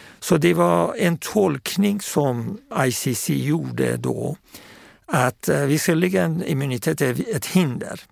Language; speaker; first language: Swedish; non-native, fluent; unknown